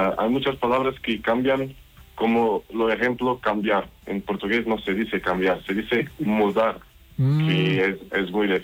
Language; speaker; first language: Spanish; non-native, learner; Portuguese